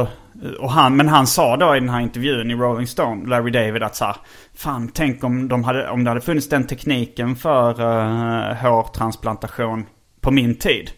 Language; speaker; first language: Swedish; native; Swedish